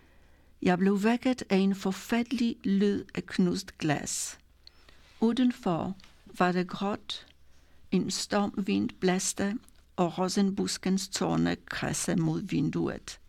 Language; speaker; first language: Danish; non-native, fluent; Polish